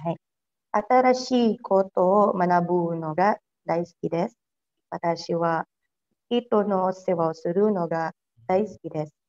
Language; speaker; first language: Japanese; non-native, learner; Filipino